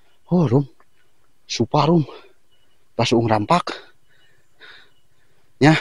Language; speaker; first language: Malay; non-native, local second language; Sundanese